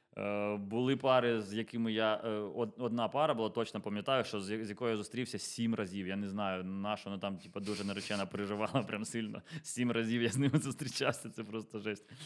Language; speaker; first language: Ukrainian; native; Ukrainian